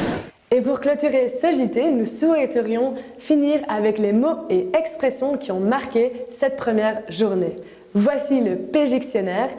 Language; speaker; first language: French; native; French